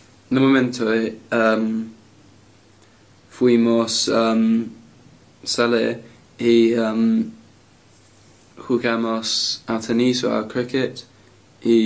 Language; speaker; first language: Spanish; non-native, learner; English